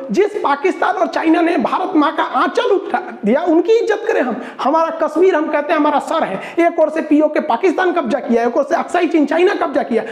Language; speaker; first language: Hindi; native; Hindi